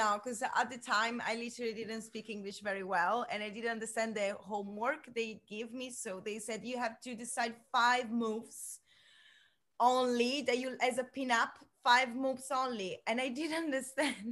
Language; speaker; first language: English; non-native, learner; Italian